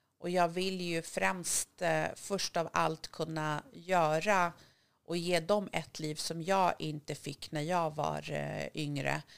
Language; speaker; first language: Swedish; early bilingual, other home language; Kurdish